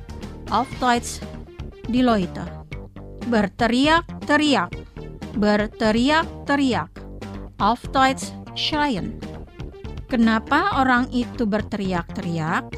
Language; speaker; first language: German; non-native, fluent; Indonesian